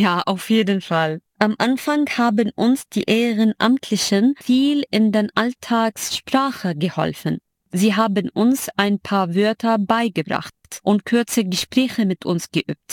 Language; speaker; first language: German; non-native, fluent; Arabic